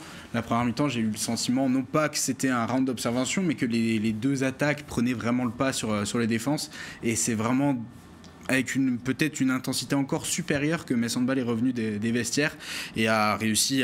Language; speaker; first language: French; native; French